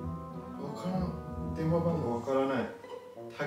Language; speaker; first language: Japanese; non-native, learner; English